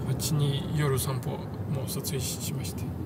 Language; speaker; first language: Japanese; non-native, fluent; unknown